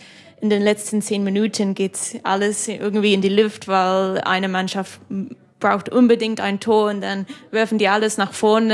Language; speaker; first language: German; non-native, fluent; English